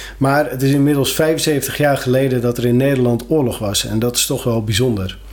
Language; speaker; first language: Dutch; native; Dutch